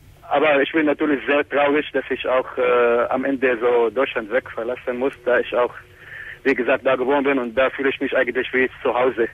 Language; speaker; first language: German; non-native, fluent; Arabic